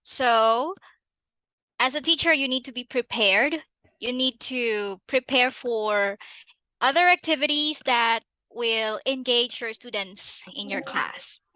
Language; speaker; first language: English; non-native, fluent; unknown